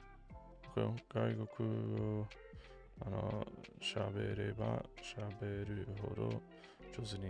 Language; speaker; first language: Japanese; non-native, learner; English